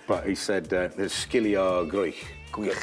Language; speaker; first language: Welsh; non-native, learner; English